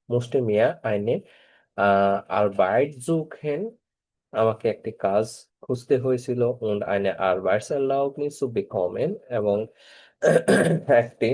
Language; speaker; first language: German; non-native, fluent; Bangla